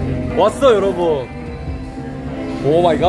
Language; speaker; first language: Korean; native; Korean